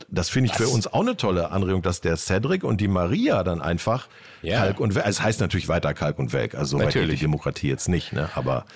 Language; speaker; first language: German; native; German